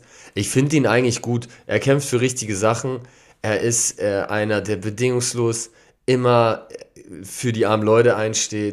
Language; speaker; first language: German; native; German